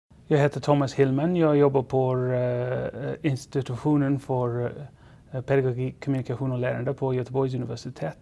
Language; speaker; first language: Swedish; non-native, fluent; English